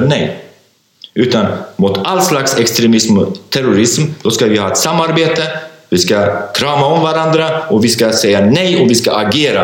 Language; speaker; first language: Swedish; non-native, fluent; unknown